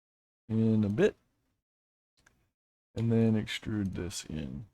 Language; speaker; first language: English; native; English